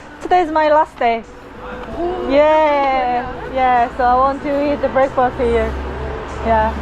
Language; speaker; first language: English; non-native, learner; Korean